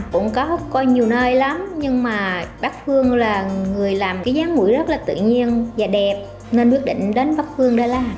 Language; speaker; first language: Vietnamese; native; Vietnamese